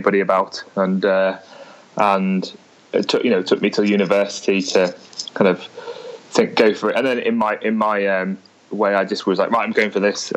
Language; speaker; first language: English; native; English